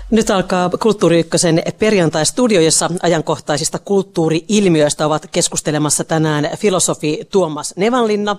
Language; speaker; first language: Finnish; native; Finnish